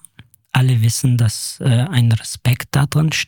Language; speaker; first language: German; non-native, fluent; Kurdish